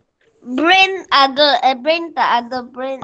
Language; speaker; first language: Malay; non-native, learner; Chinese